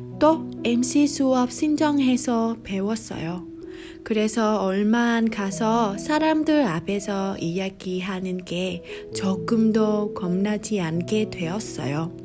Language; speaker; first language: Korean; non-native, learner; Vietnamese